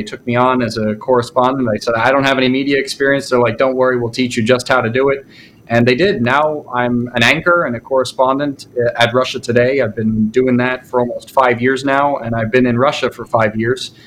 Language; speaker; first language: English; native; English